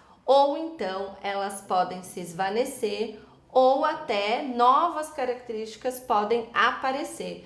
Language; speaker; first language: Portuguese; native; Portuguese